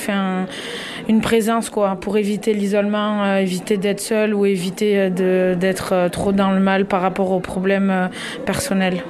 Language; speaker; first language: French; native; French